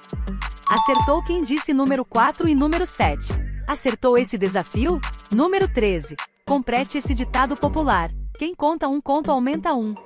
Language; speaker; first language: Portuguese; native; Portuguese